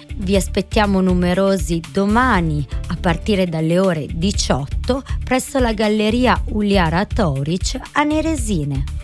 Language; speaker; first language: Italian; non-native, fluent; Croatian